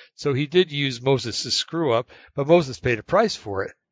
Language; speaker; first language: English; native; English